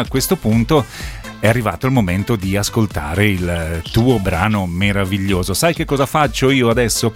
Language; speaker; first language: Italian; native; Italian